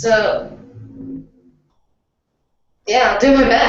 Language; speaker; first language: English; early bilingual, other home language; Spanish